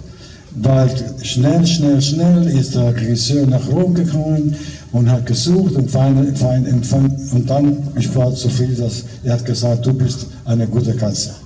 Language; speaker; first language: German; non-native, fluent; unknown